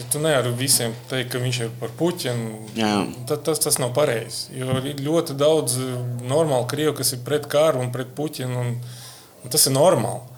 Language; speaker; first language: Latvian; non-native, local second language; Russian